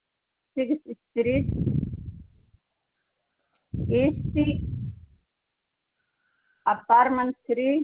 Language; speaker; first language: English; non-native, learner; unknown